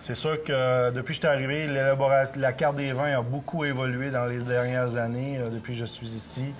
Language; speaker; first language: French; native; French